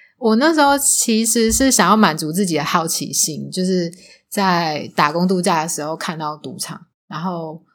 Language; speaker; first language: Chinese; native; Chinese